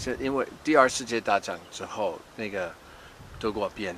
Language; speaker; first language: Chinese; non-native, fluent; English